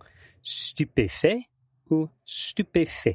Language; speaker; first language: French; non-native, fluent; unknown